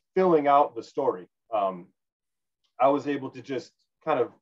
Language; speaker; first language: English; native; English